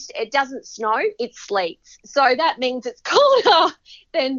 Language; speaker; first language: English; native; English